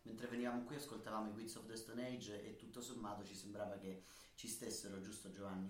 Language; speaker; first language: Italian; native; Italian